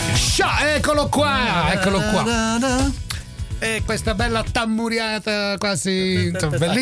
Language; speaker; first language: Italian; native; Italian